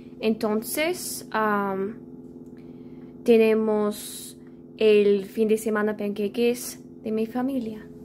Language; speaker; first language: Spanish; non-native, learner; English